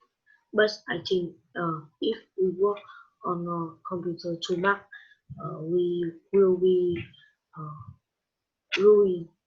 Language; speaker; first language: English; non-native, learner; Vietnamese